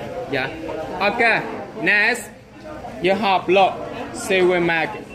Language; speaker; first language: English; non-native, fluent; Vietnamese